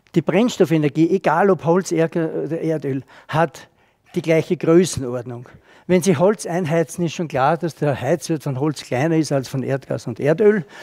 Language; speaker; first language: German; native; German